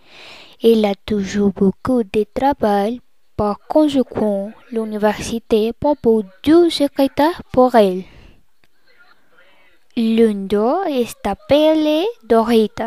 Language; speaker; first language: French; non-native, learner; Spanish